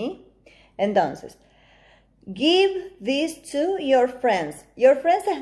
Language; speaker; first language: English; non-native, fluent; Spanish